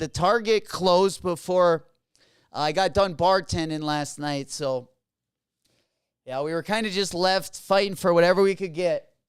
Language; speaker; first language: English; native; English